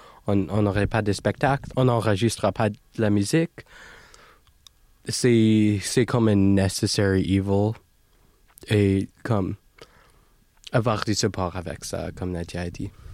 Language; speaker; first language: French; non-native, fluent; English